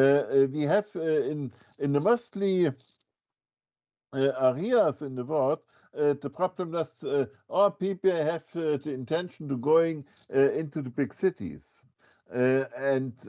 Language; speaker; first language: English; non-native, fluent; German